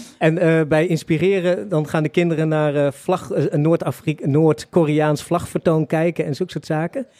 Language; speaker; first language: Dutch; native; Dutch